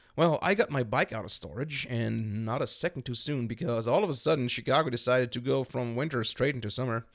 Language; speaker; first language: English; non-native, fluent; German